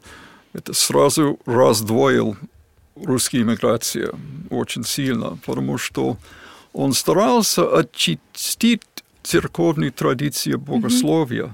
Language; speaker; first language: Russian; non-native, fluent; English